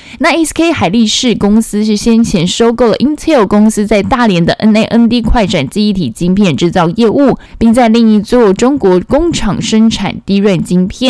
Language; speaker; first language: Chinese; non-native, fluent; Korean